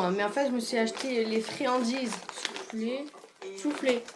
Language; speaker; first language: French; native; French